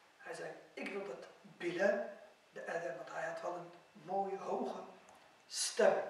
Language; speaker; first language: Dutch; non-native, fluent; Arabic